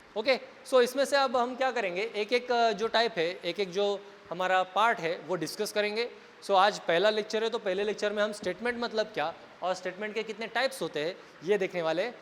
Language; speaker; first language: Hindi; non-native, local second language; Marathi